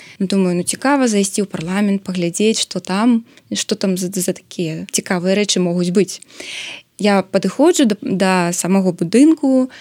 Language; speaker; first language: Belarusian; non-native, local second language; Russian